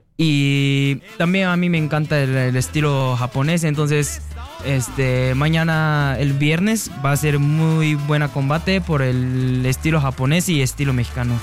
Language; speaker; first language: Spanish; non-native, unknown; Japanese